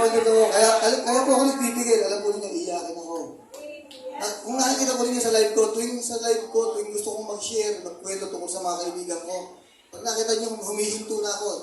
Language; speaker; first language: Filipino; native; Filipino